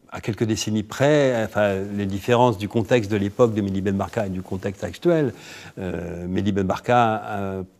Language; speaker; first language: French; native; French